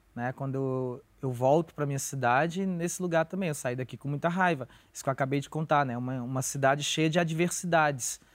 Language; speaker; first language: Portuguese; native; Portuguese